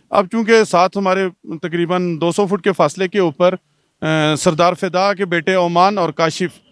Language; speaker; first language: Urdu; non-native, local second language; Punjabi